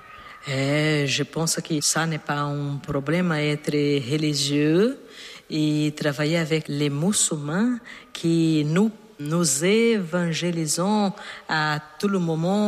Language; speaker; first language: French; non-native, learner; Portuguese